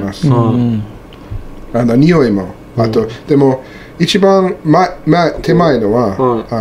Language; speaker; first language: Japanese; non-native, learner; English